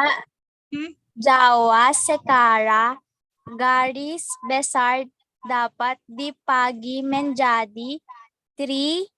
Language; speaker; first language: Indonesian; non-native, learner; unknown